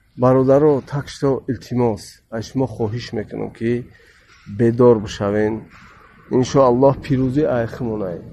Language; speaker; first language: Tajik; native; Tajik